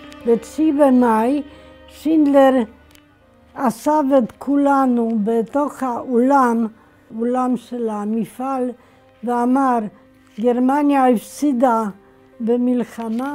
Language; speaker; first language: Hebrew; non-native, fluent; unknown